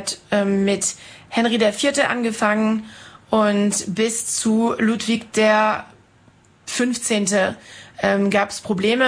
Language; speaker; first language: German; non-native, fluent; French